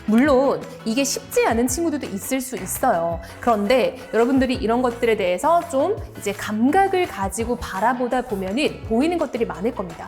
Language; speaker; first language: Korean; native; Korean